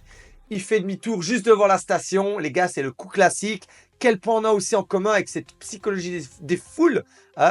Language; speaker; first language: French; native; French